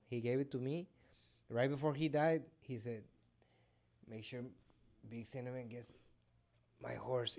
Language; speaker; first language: English; early bilingual, other home language; Spanish